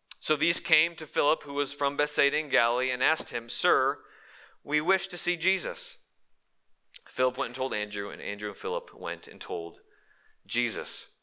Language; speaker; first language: English; native; English